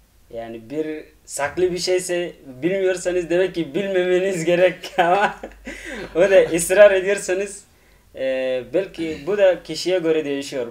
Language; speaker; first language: Turkish; non-native, fluent; Arabic